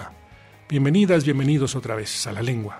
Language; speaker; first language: Spanish; native; Spanish